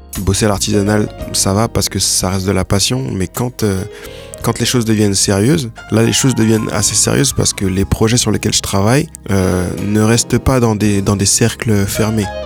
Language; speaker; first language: French; native; French